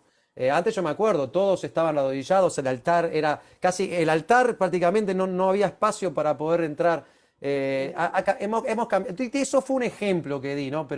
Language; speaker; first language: Spanish; native; Spanish